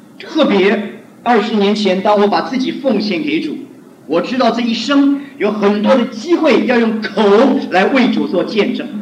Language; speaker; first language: Chinese; non-native, local second language; Hakka Chinese